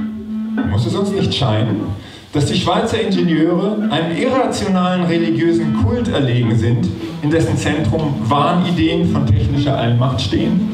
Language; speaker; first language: German; native; German